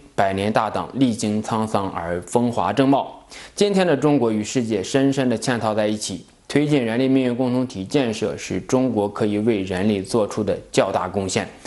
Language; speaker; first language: Chinese; native; Chinese